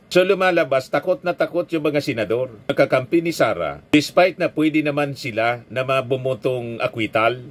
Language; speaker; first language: Filipino; non-native, local second language; Bikol